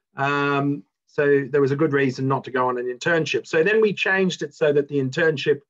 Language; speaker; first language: English; native; English